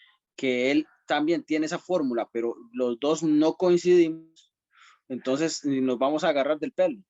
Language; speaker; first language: Spanish; native; Spanish